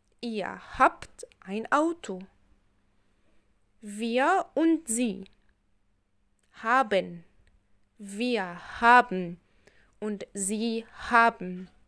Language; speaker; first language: German; non-native, fluent; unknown